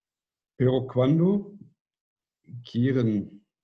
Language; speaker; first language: Spanish; non-native, fluent; German